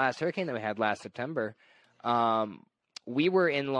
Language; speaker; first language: English; native; English